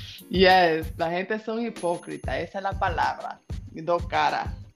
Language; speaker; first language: Spanish; early bilingual, heritage; Spanish